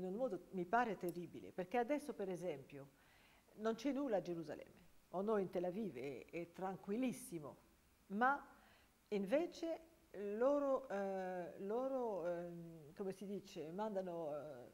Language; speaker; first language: Italian; non-native, fluent; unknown